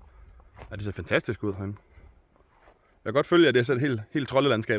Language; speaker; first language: Danish; native; Danish